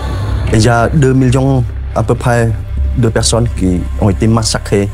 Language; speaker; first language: French; non-native, fluent; Khmer